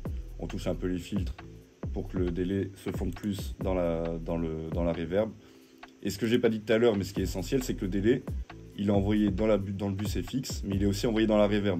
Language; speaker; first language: French; native; French